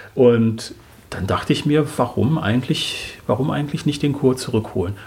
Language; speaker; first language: German; native; German